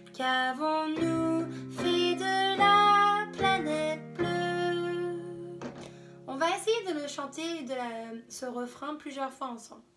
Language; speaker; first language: French; non-native, fluent; English